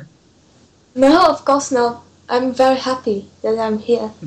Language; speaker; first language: English; non-native, fluent; Portuguese